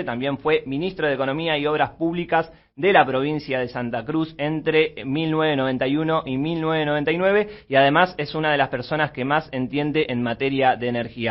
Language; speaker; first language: Spanish; native; Spanish